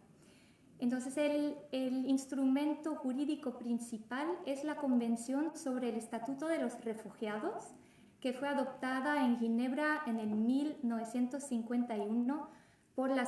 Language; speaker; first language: Spanish; non-native, fluent; French